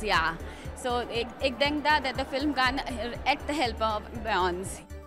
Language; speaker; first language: Dutch; non-native, learner; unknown